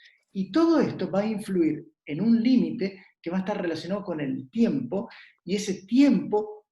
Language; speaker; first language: Spanish; native; Spanish